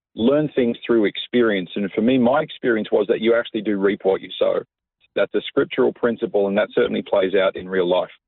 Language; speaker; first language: English; native; English